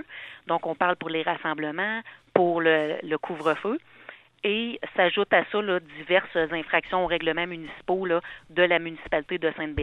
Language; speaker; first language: French; native; French